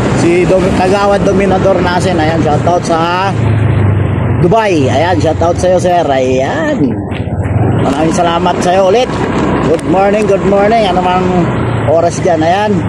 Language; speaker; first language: Filipino; native; Filipino